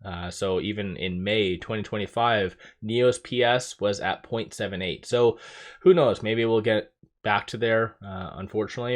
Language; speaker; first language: English; native; English